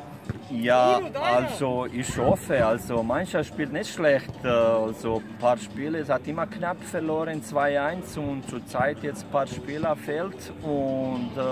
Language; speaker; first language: German; non-native, fluent; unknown